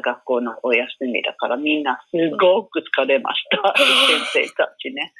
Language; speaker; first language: Japanese; non-native, learner; English